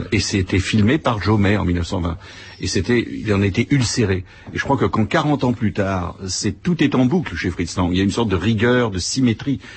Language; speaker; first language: French; native; French